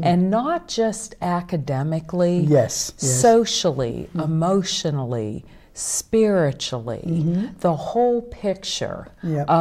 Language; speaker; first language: English; native; English